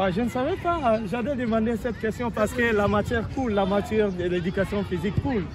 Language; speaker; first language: French; non-native, local second language; Lingala